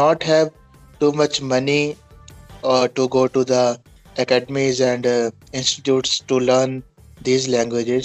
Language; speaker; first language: English; non-native, local second language; Punjabi